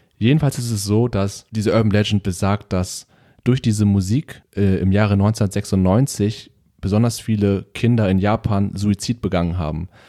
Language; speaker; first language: German; early bilingual, other home language; Vietnamese